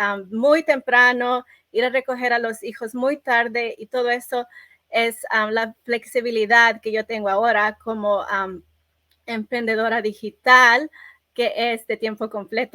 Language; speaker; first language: Spanish; early bilingual, other home language; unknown